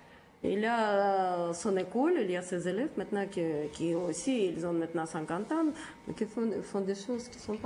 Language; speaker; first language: French; non-native, fluent; Russian